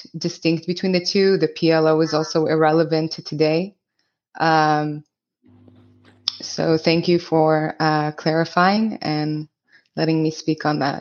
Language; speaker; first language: English; early bilingual, other home language; Hebrew